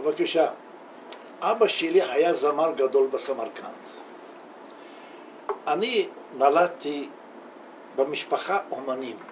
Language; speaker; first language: Hebrew; non-native, learner; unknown